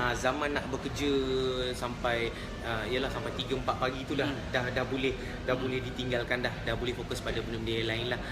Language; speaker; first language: Malay; native; Malay